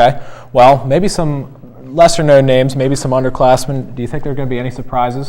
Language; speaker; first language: English; native; English